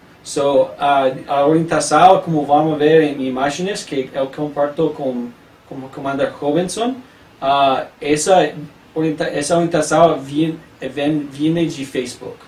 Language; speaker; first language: Portuguese; non-native, learner; English